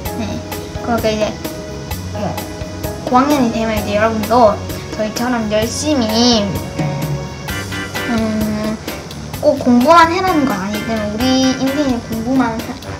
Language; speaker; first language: Korean; native; Korean